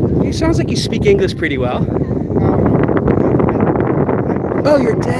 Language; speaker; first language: English; native; English